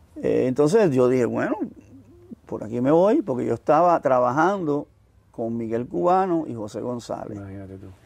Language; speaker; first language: Spanish; native; Spanish